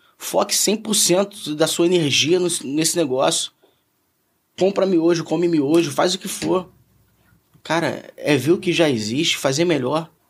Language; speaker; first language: Portuguese; native; Portuguese